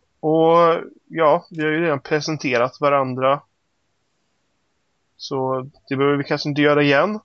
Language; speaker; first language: Swedish; native; Swedish